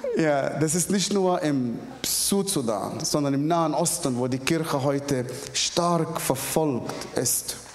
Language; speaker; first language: German; non-native, fluent; Arabic